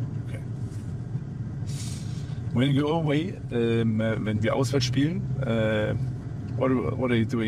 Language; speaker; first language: English; non-native, fluent; German